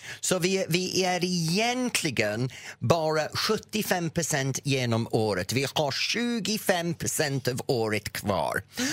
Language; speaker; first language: Swedish; non-native, fluent; English